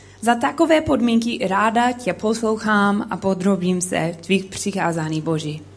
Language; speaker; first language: Czech; non-native, learner; English